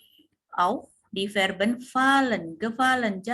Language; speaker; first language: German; non-native, fluent; Indonesian